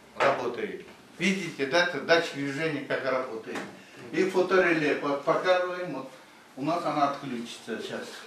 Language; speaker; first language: Russian; non-native, local second language; Kazakh